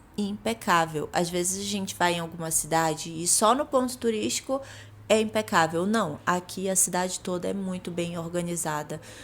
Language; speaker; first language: Portuguese; native; Portuguese